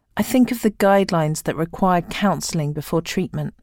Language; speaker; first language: English; native; English